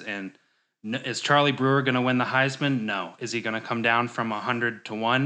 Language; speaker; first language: English; native; English